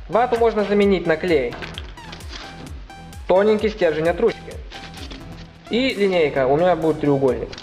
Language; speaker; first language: Russian; native; Russian